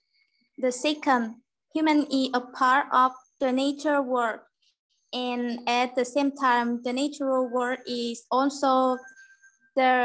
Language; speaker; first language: English; non-native, learner; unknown